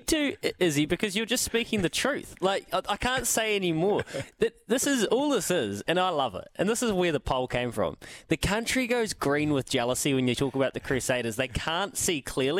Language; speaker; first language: English; native; English